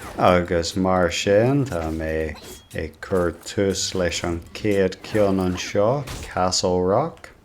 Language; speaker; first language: Irish; non-native, local second language; English